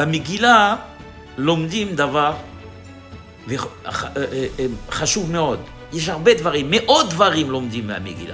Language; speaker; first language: Hebrew; non-native, fluent; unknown